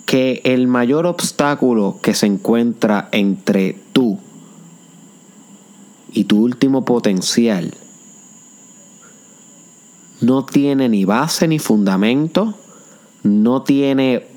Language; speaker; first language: Spanish; native; Spanish